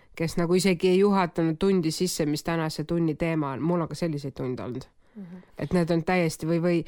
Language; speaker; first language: Estonian; non-native, local second language; Russian